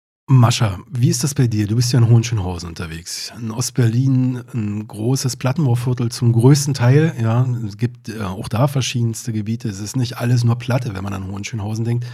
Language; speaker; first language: German; native; German